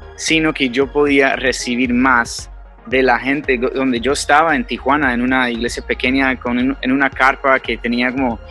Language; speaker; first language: Spanish; non-native, fluent; English